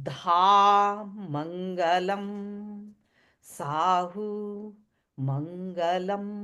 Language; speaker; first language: Hindi; native; Hindi